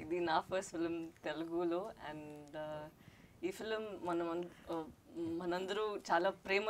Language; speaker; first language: Telugu; non-native, learner; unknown